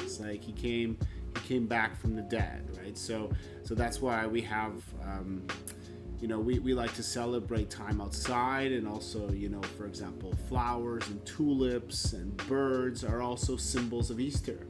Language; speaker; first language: English; non-native, fluent; Polish